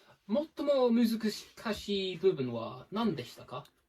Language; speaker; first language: Japanese; non-native, fluent; English